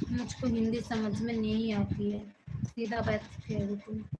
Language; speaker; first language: Hindi; non-native, local second language; Bangla